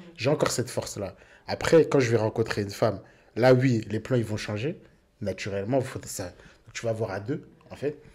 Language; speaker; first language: French; early bilingual, other home language; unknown